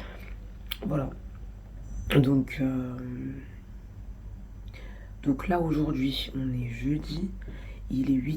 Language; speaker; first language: French; native; French